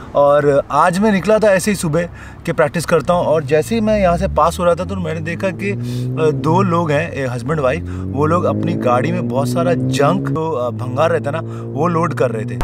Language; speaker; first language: Hindi; native; Hindi